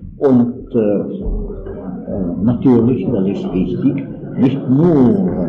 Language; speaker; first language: German; non-native, fluent; Italian